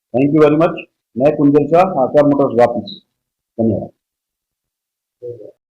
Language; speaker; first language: Hindi; non-native, local second language; Gujarati